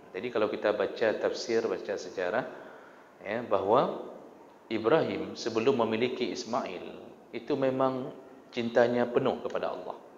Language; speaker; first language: Malay; non-native, local second language; Achinese